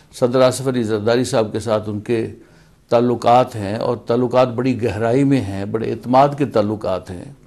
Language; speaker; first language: Urdu; native; Urdu